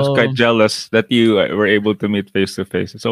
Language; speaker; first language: English; non-native, local second language; Cebuano